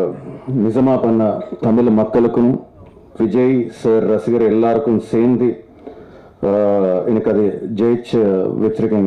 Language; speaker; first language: Tamil; non-native, learner; Telugu